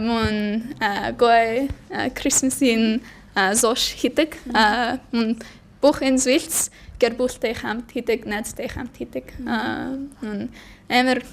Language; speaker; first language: Mongolian; non-native, learner; English